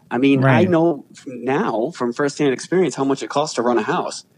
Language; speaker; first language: English; native; English